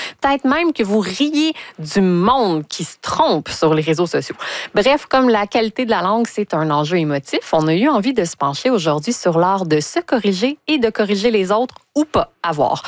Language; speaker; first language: French; native; French